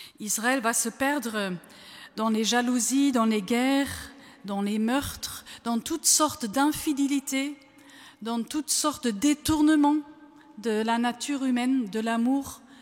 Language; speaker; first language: French; non-native, fluent; German